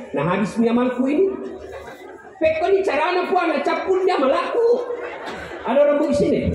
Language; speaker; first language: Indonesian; non-native, local second language; Buginese